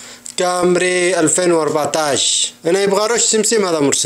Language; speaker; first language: Arabic; non-native, learner; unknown